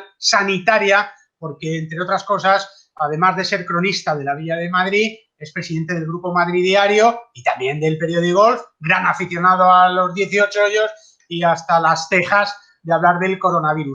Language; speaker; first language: Spanish; native; Spanish